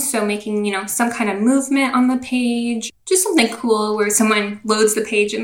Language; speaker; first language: English; native; English